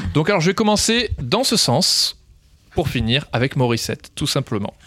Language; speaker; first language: French; native; French